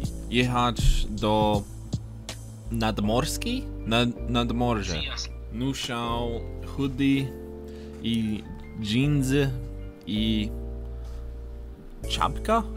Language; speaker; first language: Polish; non-native, learner; English